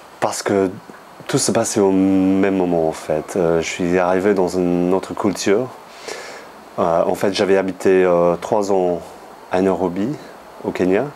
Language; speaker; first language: French; non-native, fluent; English